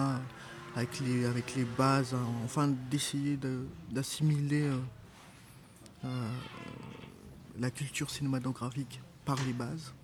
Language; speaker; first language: French; non-native, local second language; Malagasy